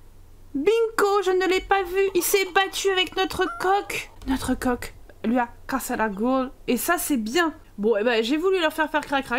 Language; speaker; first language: French; native; French